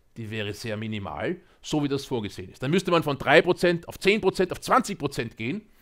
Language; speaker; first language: German; native; German